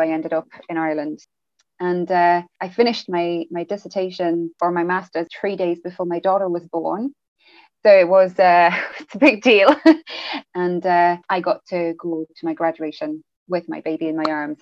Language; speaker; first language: English; non-native, fluent; French